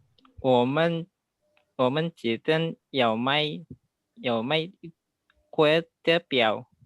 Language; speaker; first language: Chinese; non-native, learner; Indonesian